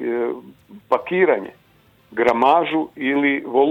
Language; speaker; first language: Croatian; native; Croatian